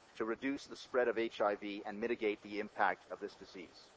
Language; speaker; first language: English; native; English